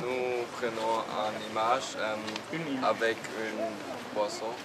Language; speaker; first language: French; non-native, learner; German